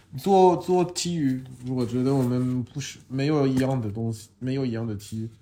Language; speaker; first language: Chinese; non-native, fluent; French